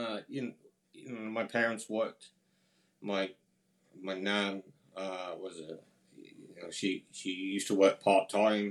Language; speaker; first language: English; native; English